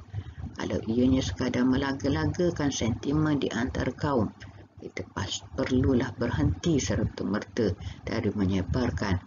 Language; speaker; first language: Malay; native; Malay